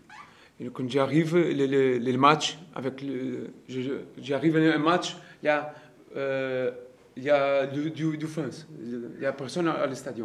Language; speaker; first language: French; non-native, learner; Portuguese